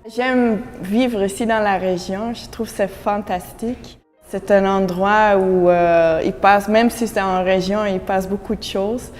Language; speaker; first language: French; non-native, local second language; Dutch